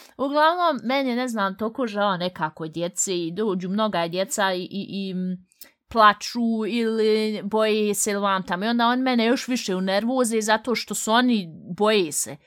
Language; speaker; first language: Bosnian; early bilingual, heritage; Bosnian